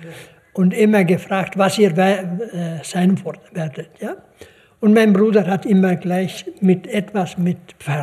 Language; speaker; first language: German; non-native, fluent; Hungarian